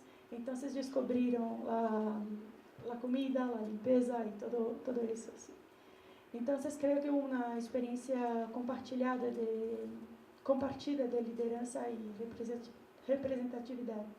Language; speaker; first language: Spanish; non-native, learner; Portuguese